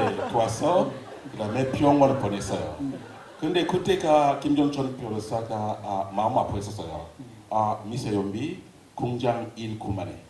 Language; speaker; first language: Korean; non-native, learner; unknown